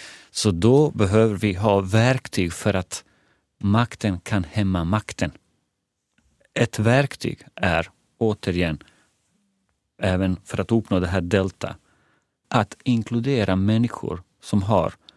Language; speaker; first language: Swedish; non-native, fluent; Bosnian